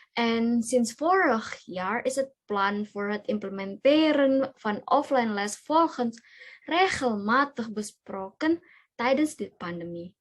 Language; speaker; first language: Dutch; non-native, learner; Indonesian